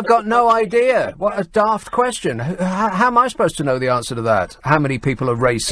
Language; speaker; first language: English; native; English